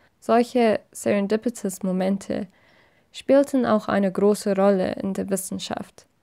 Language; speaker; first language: German; non-native, fluent; English